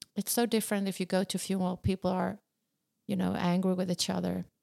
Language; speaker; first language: English; non-native, fluent; Swedish